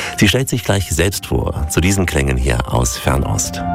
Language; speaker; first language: German; native; German